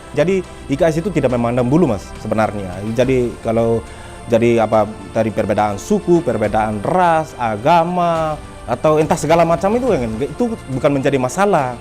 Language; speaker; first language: Indonesian; non-native, local second language; Tetum